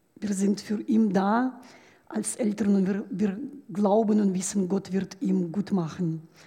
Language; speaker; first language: German; non-native, fluent; Russian